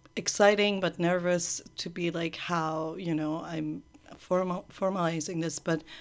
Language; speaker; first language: English; early bilingual, other home language; Persian